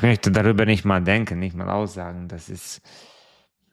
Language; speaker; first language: German; non-native, fluent; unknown